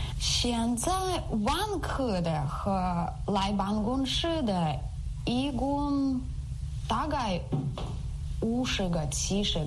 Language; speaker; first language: Chinese; non-native, learner; Ukrainian